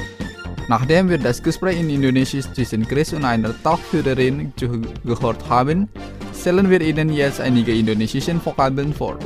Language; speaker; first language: German; non-native, fluent; Indonesian